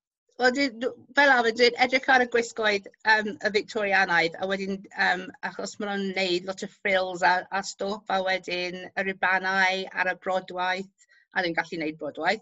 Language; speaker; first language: Welsh; non-native, local second language; English